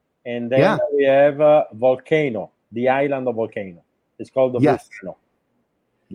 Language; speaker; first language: English; non-native, fluent; Italian